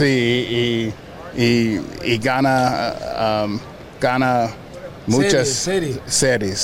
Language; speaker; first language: Spanish; non-native, learner; English